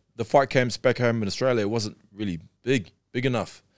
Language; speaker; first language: English; native; English